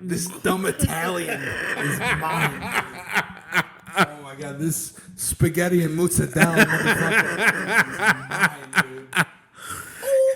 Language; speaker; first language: English; native; English